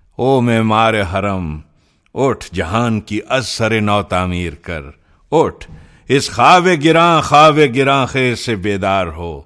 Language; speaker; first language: Urdu; native; Urdu